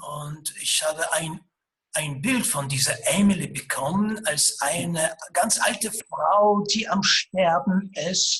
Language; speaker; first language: German; non-native, fluent; Russian